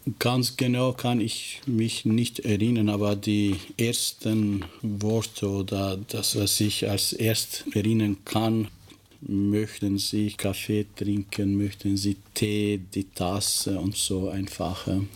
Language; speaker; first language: German; non-native, fluent; Albanian